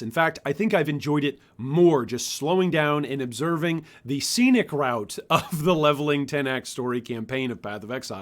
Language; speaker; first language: English; native; English